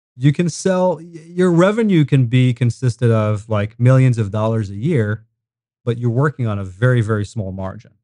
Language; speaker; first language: English; non-native, fluent; Hebrew